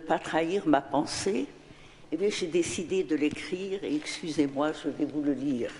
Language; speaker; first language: French; non-native, local second language; Arabic